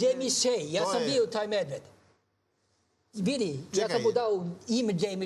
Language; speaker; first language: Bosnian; non-native, fluent; Norwegian